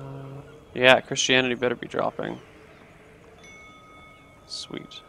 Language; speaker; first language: English; native; English